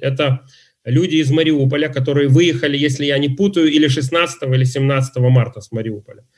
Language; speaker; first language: Russian; native; Russian